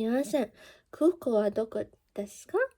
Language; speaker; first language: Japanese; non-native, learner; English